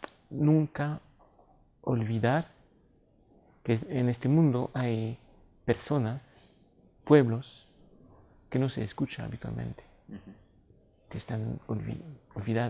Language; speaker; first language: Spanish; non-native, fluent; French